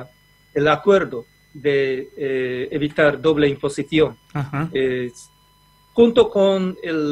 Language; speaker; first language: Spanish; non-native, fluent; Japanese